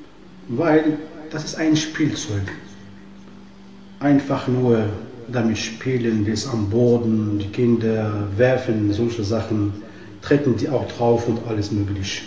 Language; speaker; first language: German; non-native, fluent; Arabic